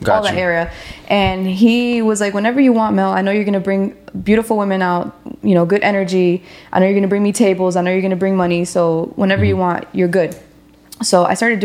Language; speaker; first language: English; native; English